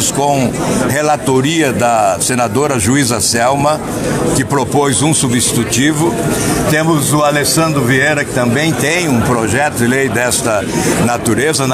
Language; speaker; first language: Portuguese; native; Portuguese